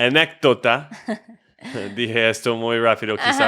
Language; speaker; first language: Spanish; non-native, fluent; English